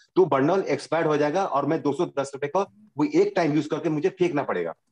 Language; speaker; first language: Hindi; non-native, local second language; Bangla